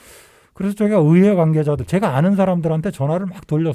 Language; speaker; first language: Korean; native; Korean